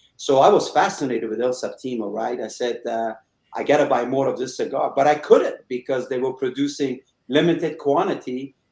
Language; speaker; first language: English; early bilingual, other home language; Persian